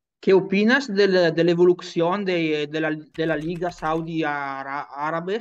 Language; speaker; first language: Spanish; non-native, learner; Italian